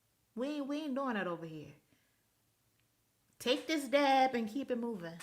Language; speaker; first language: English; native; English